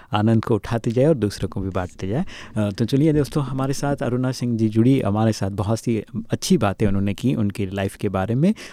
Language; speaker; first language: Hindi; native; Hindi